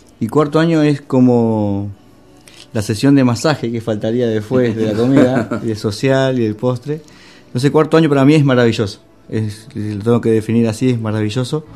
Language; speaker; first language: Spanish; native; Spanish